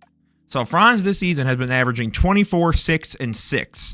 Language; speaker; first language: English; native; English